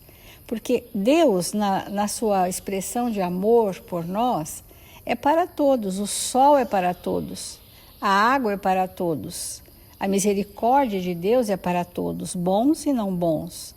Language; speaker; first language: Portuguese; native; Portuguese